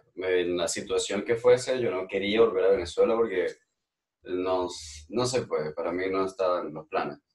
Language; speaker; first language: Spanish; native; Spanish